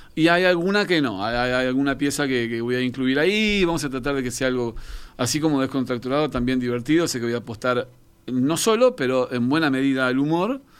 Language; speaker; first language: Spanish; native; Spanish